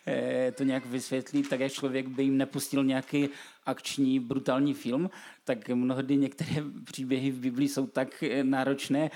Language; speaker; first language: Czech; native; Czech